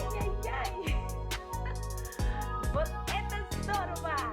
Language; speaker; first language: Russian; non-native, local second language; Uzbek